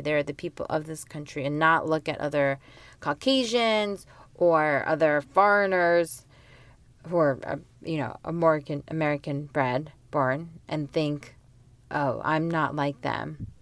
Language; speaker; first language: English; early bilingual, other home language; Korean